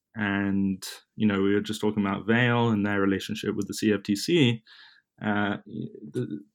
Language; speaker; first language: English; native; English